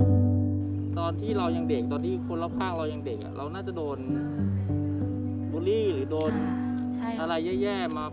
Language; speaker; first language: Thai; native; Thai